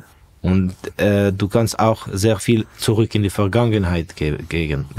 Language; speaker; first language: German; non-native, fluent; Estonian